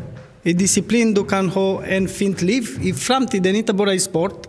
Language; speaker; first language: Swedish; non-native, learner; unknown